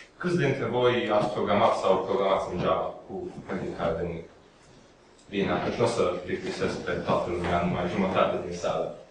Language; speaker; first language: Romanian; non-native, local second language; Hungarian